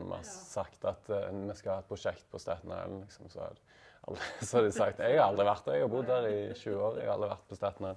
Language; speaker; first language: Norwegian; native; Norwegian